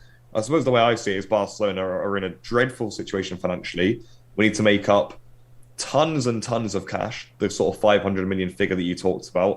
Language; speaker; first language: English; native; English